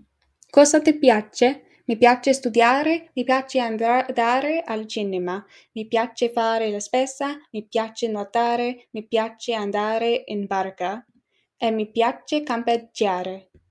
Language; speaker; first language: Italian; non-native, learner; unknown